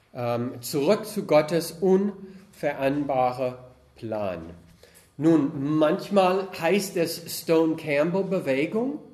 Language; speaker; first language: German; non-native, fluent; English